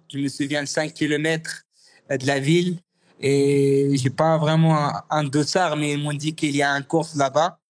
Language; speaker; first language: French; non-native, learner; Arabic